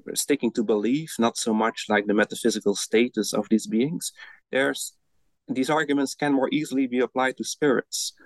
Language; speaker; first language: English; non-native, fluent; Dutch